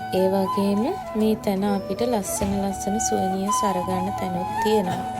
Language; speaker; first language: Sinhala; native; Sinhala